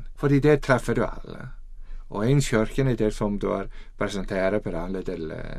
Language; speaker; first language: Swedish; non-native, learner; Icelandic